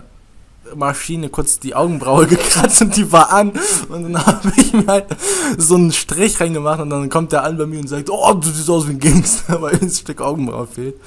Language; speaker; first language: German; native; German